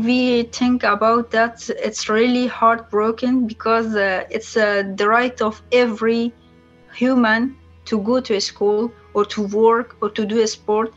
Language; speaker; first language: English; non-native, learner; Persian